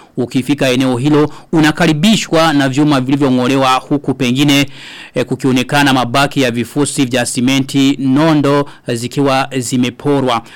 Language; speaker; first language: Swahili; non-native, local second language; Rundi